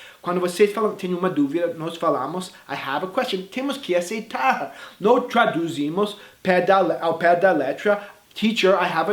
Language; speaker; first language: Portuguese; non-native, fluent; English